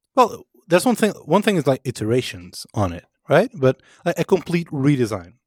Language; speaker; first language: English; non-native, fluent; Portuguese